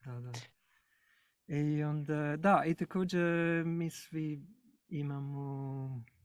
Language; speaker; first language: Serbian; non-native, learner; English